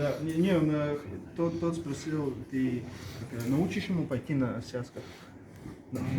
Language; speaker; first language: Russian; non-native, learner; Georgian